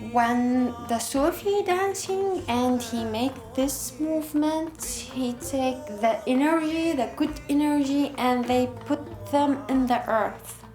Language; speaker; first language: English; non-native, learner; Arabic